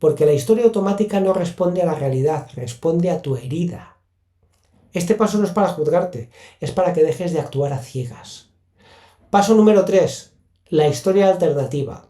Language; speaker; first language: Spanish; native; Spanish